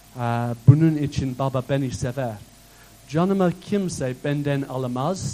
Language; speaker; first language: Turkish; non-native, fluent; English